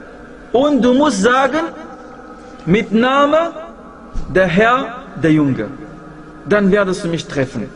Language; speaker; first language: German; non-native, fluent; Arabic